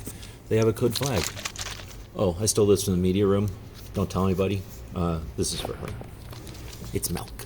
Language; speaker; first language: English; native; English